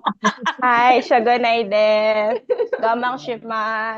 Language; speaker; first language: Japanese; non-native, learner; Filipino